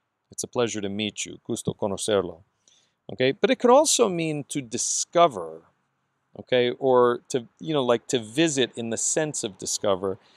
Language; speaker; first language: English; native; English